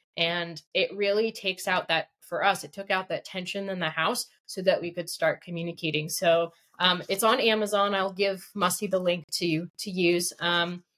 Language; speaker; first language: English; early bilingual, other home language; Russian